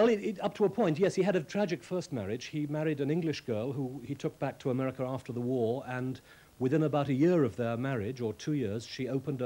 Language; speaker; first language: English; native; English